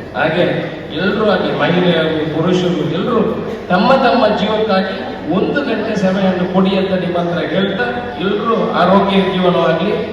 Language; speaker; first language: Kannada; native; Kannada